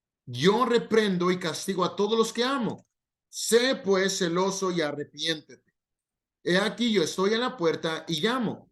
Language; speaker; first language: Spanish; native; Spanish